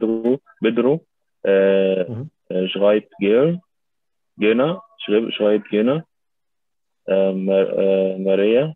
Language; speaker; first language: German; non-native, learner; Arabic